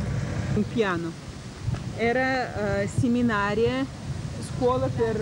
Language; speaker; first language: Italian; non-native, learner; Russian